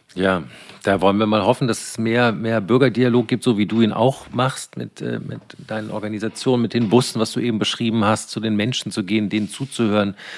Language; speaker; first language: German; native; German